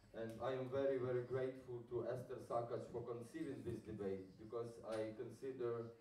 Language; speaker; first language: English; non-native, fluent; Ukrainian